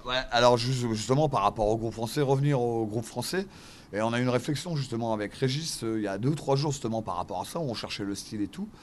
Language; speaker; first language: French; native; French